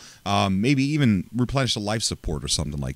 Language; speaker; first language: English; native; English